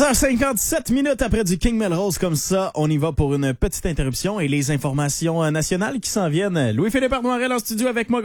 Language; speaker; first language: French; native; French